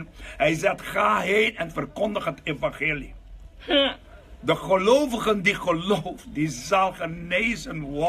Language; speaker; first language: Dutch; non-native, local second language; Papiamento